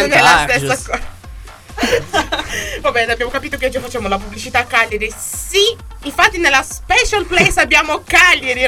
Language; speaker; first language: Italian; native; Italian